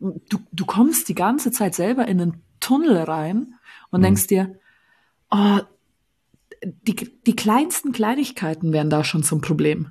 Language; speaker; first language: German; native; German